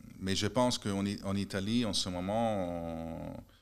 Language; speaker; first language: French; non-native, fluent; Italian